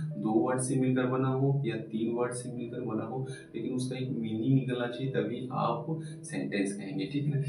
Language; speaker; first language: Hindi; native; Hindi